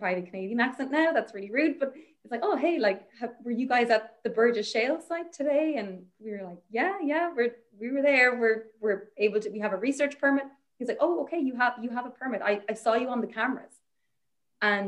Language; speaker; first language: English; native; English